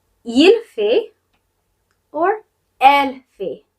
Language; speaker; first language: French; non-native, fluent; English